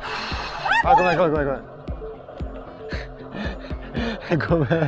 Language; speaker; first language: Japanese; native; Japanese